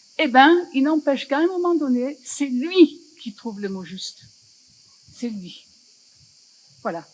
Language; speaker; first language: French; native; French